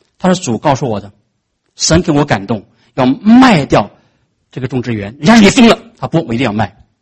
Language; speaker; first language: Chinese; native; Chinese